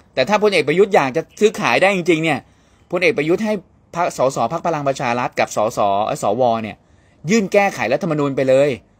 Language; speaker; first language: Thai; native; Thai